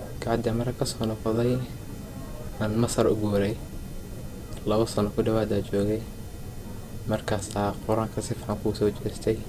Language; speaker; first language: Somali; early bilingual, heritage; Somali